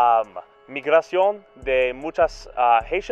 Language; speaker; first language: Spanish; non-native, learner; English